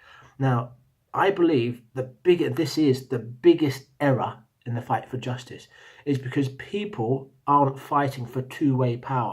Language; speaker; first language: English; native; English